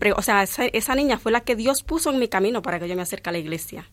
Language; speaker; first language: Spanish; native; Spanish